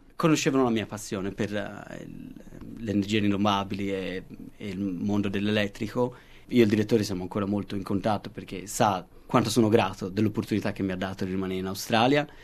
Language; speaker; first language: Italian; native; Italian